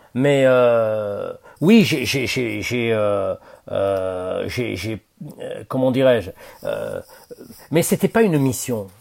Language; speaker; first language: French; native; French